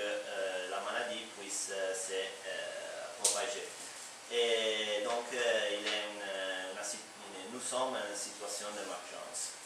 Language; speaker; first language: French; non-native, learner; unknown